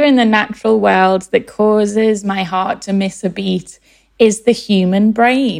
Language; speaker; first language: English; native; English